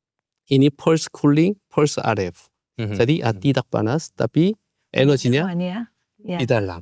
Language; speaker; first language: Indonesian; non-native, learner; Korean